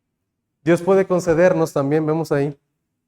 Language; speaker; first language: Spanish; native; Spanish